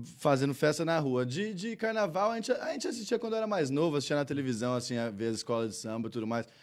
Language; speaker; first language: Portuguese; early bilingual, heritage; Portuguese